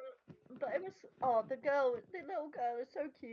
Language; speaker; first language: English; native; English